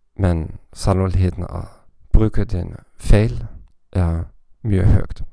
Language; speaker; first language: Norwegian; non-native, learner; German